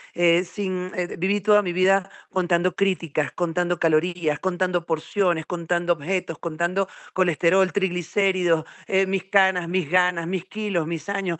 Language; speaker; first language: Spanish; native; Spanish